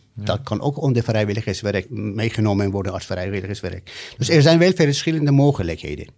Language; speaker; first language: Dutch; non-native, fluent; Persian